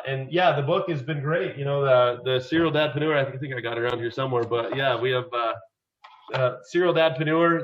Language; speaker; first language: English; native; English